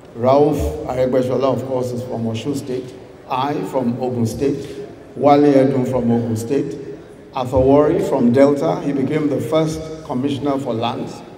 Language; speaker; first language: English; non-native, local second language; Yoruba